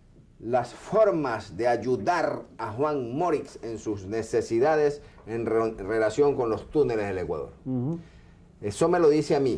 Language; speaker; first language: Spanish; native; Spanish